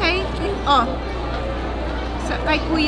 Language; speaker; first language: Filipino; early bilingual, heritage; Filipino